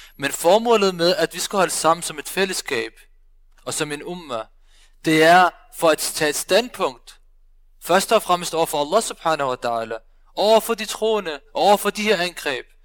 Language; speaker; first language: Danish; early bilingual, other home language; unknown